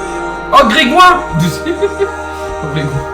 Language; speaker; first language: French; native; French